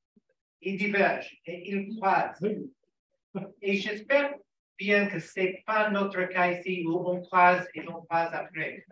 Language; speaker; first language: French; non-native, fluent; English